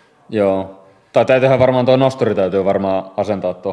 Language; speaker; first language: Finnish; native; Finnish